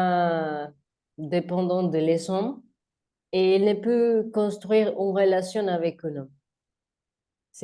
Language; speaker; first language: French; non-native, learner; Spanish